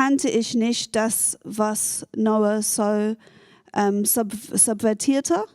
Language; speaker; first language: German; non-native, fluent; English